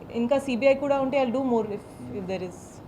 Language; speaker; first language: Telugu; non-native, learner; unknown